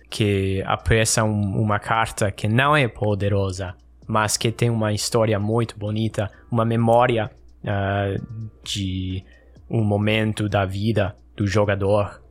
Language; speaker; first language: Portuguese; non-native, learner; English